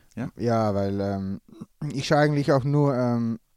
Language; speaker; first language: German; non-native, learner; Dutch